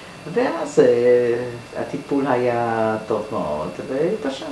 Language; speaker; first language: Hebrew; non-native, fluent; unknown